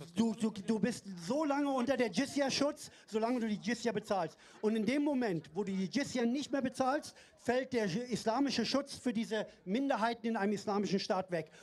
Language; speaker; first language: German; non-native, fluent; Persian